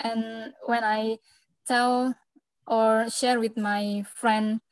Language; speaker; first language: English; non-native, learner; Indonesian